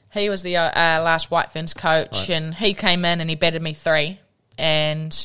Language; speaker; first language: English; native; English